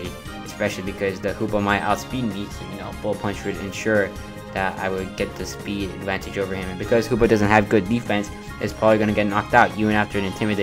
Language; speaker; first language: English; native; English